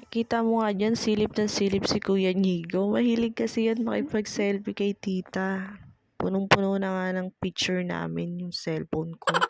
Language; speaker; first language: Filipino; native; Filipino